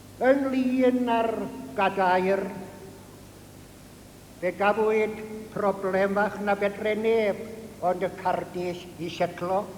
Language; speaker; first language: Welsh; native; Welsh